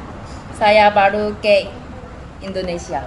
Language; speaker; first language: Indonesian; non-native, learner; Korean